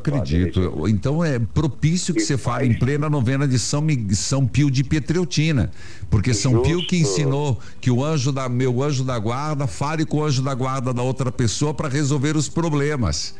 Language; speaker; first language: Portuguese; native; Portuguese